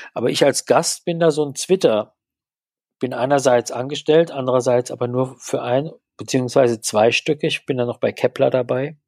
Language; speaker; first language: German; native; German